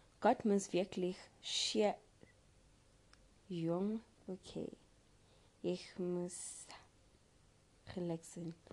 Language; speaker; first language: German; non-native, learner; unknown